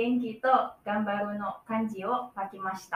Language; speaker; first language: Japanese; non-native, learner; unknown